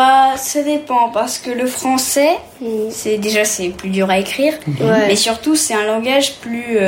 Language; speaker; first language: French; early bilingual, heritage; French